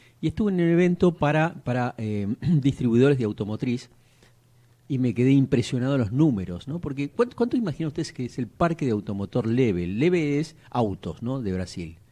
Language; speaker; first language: Spanish; native; Spanish